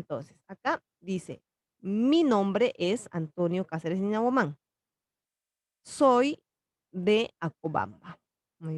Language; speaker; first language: Spanish; non-native, local second language; Quechua